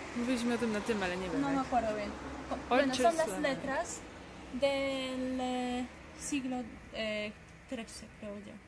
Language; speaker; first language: Spanish; non-native, fluent; Polish